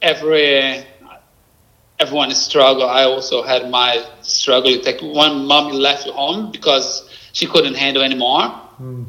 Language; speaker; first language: English; non-native, fluent; Portuguese